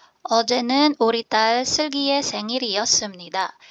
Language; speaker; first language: Korean; non-native, fluent; Filipino